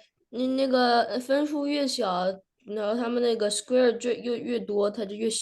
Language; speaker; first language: Chinese; early bilingual, other home language; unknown